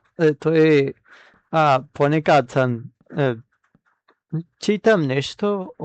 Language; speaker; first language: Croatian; non-native, learner; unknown